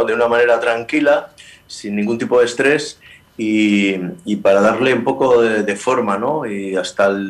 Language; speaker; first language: Spanish; native; Spanish